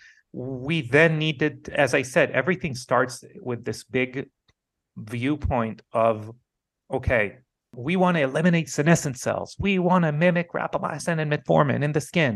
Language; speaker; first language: English; non-native, fluent; Hebrew